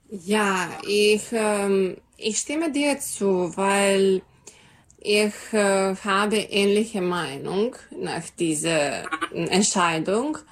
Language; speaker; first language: German; non-native, learner; Serbian